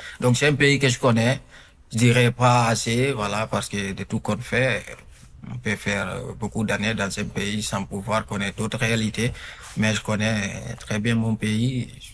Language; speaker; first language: French; non-native, local second language; Fula